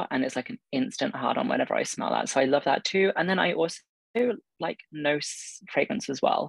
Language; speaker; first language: English; native; English